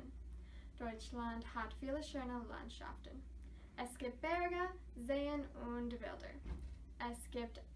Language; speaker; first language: German; non-native, learner; English